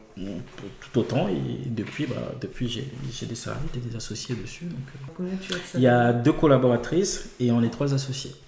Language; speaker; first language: French; non-native, local second language; Ewe